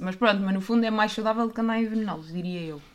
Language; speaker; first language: Portuguese; native; Portuguese